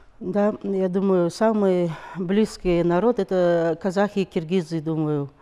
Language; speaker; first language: Russian; non-native, local second language; Kazakh